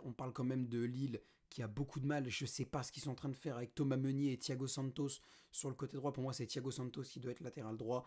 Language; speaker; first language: French; native; French